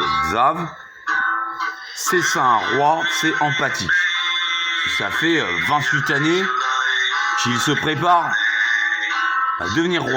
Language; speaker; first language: French; native; French